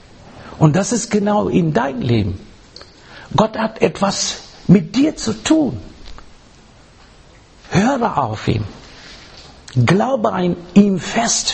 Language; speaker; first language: German; non-native, fluent; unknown